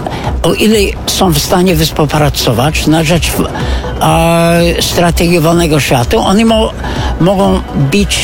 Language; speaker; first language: Polish; non-native, fluent; English